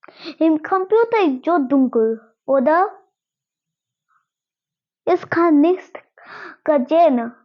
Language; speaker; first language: German; non-native, learner; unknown